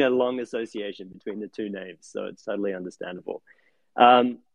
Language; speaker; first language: English; native; English